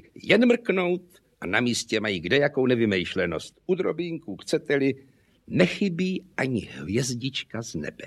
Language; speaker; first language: Czech; native; Czech